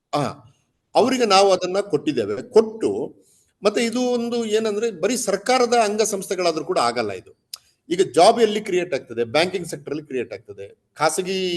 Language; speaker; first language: Kannada; native; Kannada